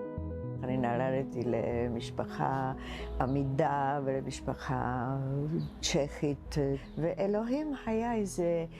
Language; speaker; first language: Hebrew; non-native, fluent; Czech